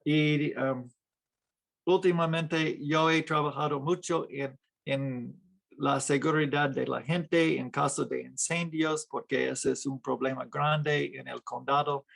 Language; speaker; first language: Spanish; non-native, fluent; English